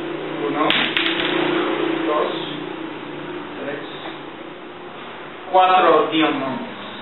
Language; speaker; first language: Spanish; non-native, learner; English